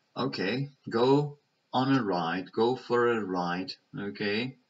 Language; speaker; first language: English; non-native, fluent; Persian